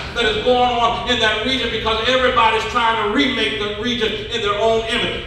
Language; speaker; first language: English; native; English